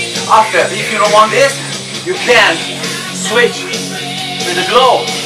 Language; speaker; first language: English; non-native, learner; Italian